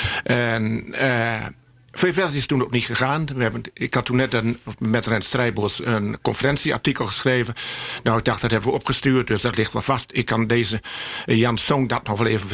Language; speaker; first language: Dutch; native; Dutch